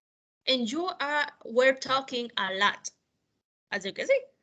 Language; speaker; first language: English; non-native, fluent; Spanish